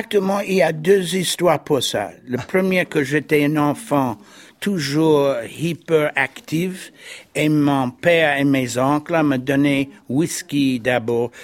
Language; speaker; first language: French; non-native, fluent; English